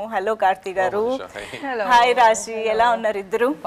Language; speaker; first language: Telugu; native; Telugu